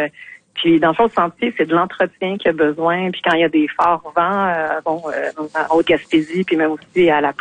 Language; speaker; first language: French; native; French